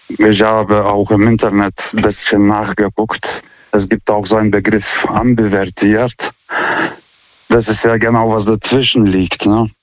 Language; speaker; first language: German; non-native, fluent; Lithuanian